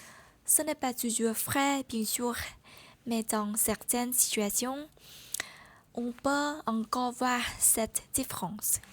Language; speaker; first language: French; non-native, learner; Vietnamese